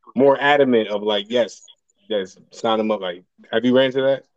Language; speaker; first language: English; native; English